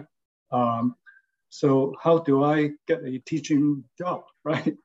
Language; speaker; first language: English; non-native, local second language; Cantonese